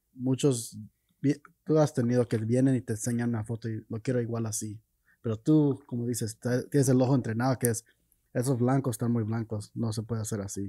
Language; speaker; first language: Spanish; early bilingual, heritage; Spanish